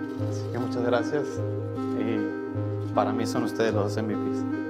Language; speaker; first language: Spanish; native; Spanish